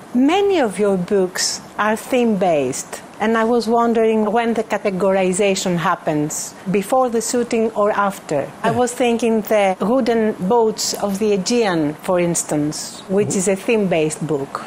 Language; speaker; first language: English; non-native, fluent; Greek